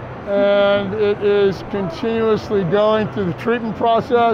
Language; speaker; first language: English; native; English